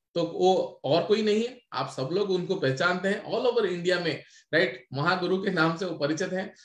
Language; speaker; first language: Hindi; non-native, local second language; Odia